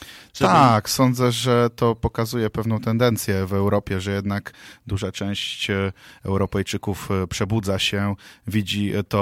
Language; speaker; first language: Polish; native; Polish